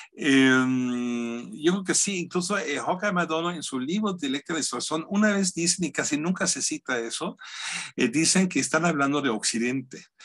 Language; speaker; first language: Spanish; non-native, fluent; German